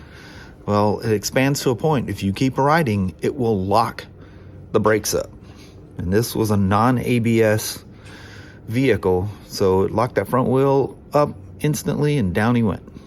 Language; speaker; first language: English; native; English